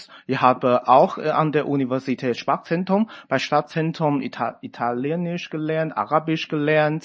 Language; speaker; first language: German; non-native, fluent; Chinese